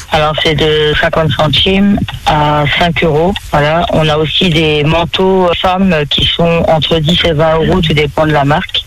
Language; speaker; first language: French; native; French